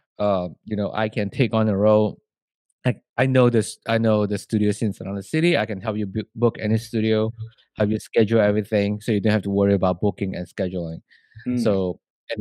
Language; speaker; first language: English; non-native, local second language; Chinese